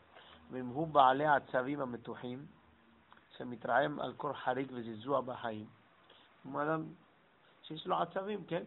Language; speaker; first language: Hebrew; non-native, fluent; English